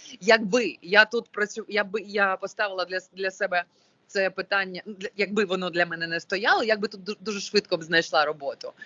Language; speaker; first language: Ukrainian; non-native, local second language; Russian